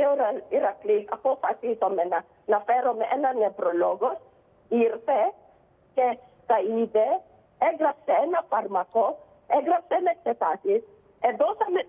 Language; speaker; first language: Greek; non-native, learner; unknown